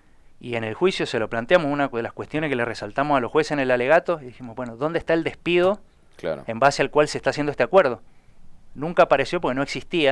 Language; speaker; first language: Spanish; native; Spanish